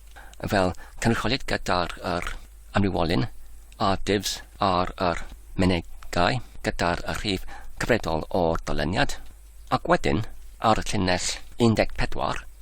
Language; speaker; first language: Welsh; non-native, fluent; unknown